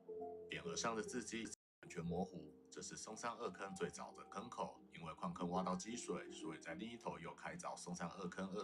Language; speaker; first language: Chinese; native; Chinese